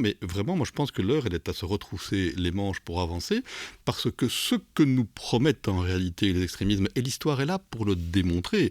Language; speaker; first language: French; native; French